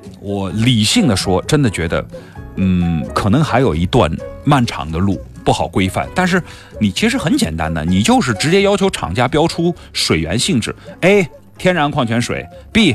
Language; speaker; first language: Chinese; native; Chinese